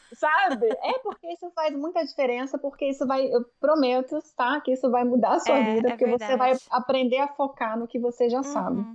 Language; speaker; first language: Portuguese; native; Portuguese